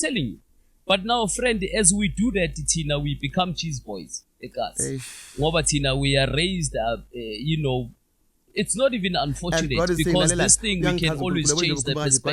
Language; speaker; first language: English; non-native, local second language; Zulu